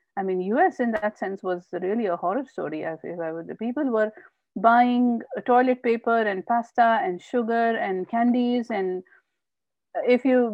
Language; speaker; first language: English; non-native, local second language; Hindi